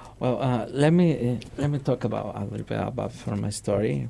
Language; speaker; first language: English; non-native, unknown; Spanish